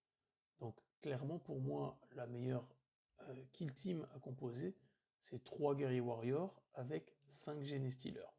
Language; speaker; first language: French; native; French